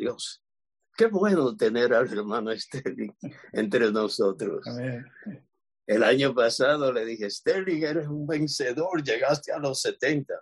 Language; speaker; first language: Spanish; native; Spanish